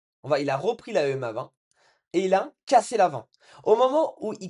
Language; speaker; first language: French; native; French